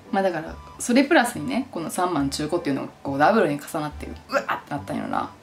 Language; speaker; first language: Japanese; native; Japanese